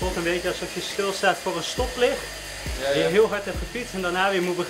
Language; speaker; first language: Dutch; native; Dutch